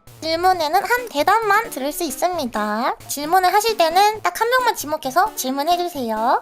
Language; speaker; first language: Korean; native; Korean